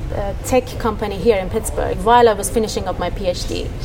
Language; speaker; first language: English; non-native, fluent; Persian